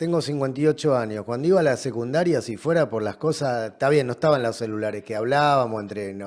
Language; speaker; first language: Spanish; native; Spanish